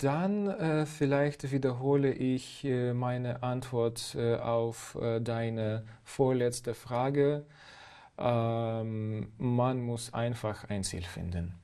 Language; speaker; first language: German; non-native, fluent; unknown